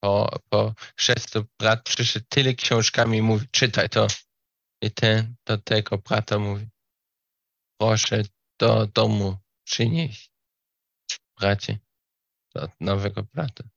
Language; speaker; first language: Polish; non-native, learner; Slovak